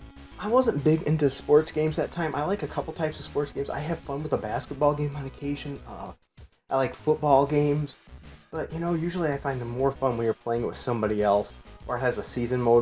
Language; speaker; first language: English; native; English